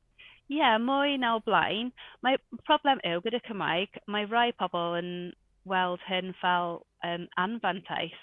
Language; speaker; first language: Welsh; non-native, local second language; English